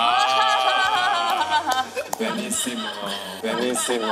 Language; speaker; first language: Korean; early bilingual, heritage; Korean